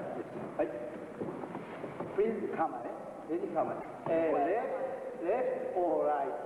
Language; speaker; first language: English; non-native, learner; Japanese